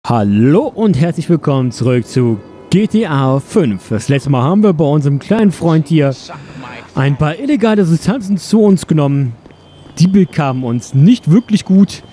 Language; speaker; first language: German; native; German